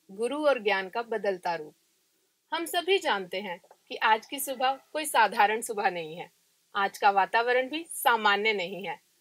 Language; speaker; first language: Hindi; native; Hindi